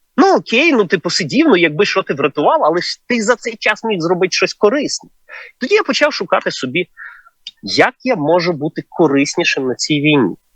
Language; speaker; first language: Ukrainian; native; Ukrainian